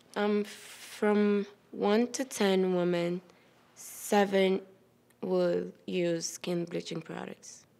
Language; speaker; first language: English; non-native, fluent; Wolof